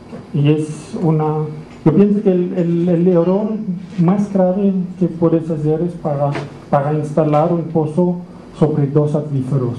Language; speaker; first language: Spanish; non-native, learner; German